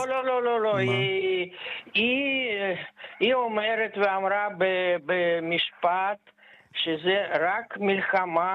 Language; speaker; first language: Hebrew; non-native, fluent; Russian